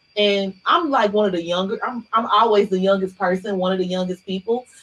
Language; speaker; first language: English; native; English